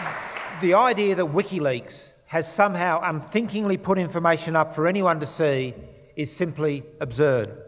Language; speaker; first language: English; native; English